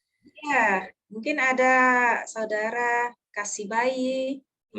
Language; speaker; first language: Indonesian; non-native, learner; Dutch